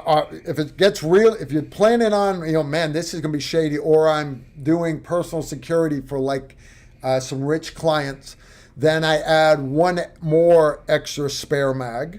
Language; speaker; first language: English; native; English